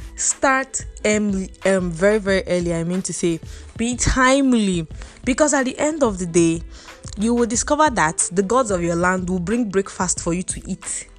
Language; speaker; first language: English; non-native, local second language; Igbo